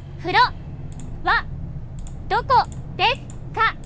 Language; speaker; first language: Japanese; non-native, learner; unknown